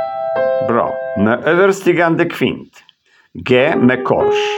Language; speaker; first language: Swedish; non-native, learner; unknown